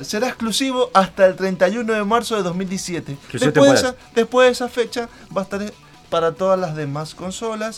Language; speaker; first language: Spanish; native; Spanish